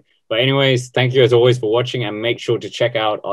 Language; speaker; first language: English; non-native, fluent; Danish